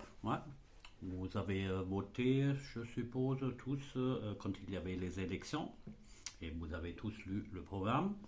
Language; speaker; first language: French; non-native, fluent; German